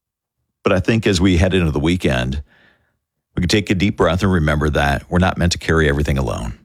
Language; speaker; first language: English; native; English